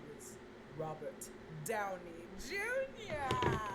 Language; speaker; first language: English; native; English